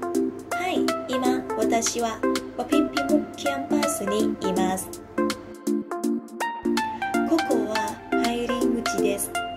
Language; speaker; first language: Japanese; non-native, learner; Thai